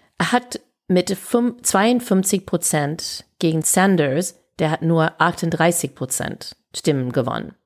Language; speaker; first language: German; non-native, fluent; English